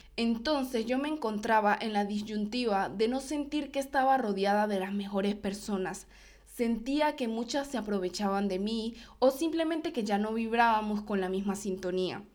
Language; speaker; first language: Spanish; native; Spanish